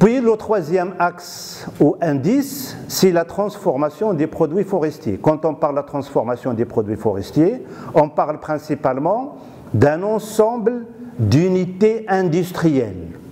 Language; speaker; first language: French; non-native, local second language; Arabic